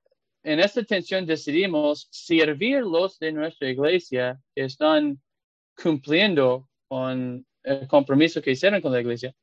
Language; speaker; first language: Spanish; non-native, fluent; English